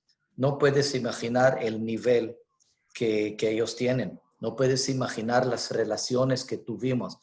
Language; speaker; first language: Spanish; non-native, fluent; Hebrew